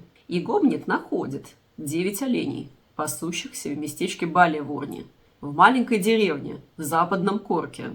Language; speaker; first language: Russian; native; Russian